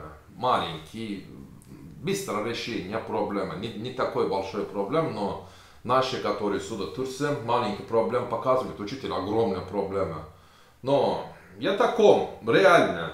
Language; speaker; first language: Russian; non-native, learner; Turkish